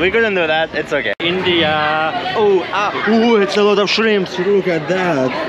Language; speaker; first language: English; non-native, fluent; Russian